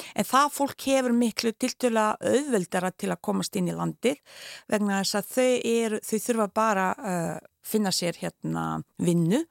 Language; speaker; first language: Icelandic; non-native, fluent; Bosnian